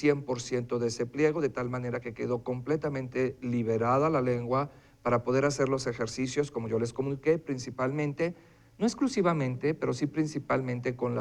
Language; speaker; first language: Spanish; native; Spanish